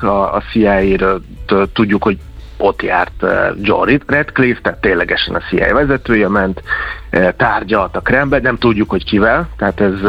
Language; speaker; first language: Hungarian; native; Hungarian